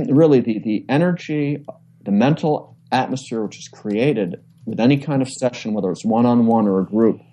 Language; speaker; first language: English; native; English